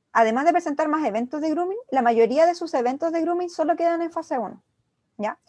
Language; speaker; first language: Spanish; native; Spanish